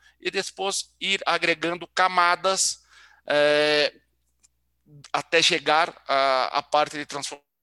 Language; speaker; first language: Portuguese; native; Portuguese